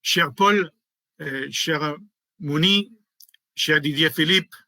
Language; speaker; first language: French; non-native, fluent; Spanish